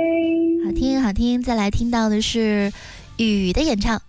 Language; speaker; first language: Chinese; native; Chinese